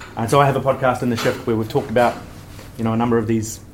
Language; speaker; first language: English; native; English